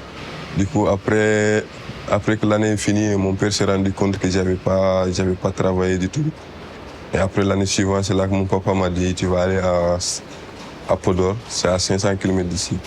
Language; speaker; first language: French; non-native, local second language; Wolof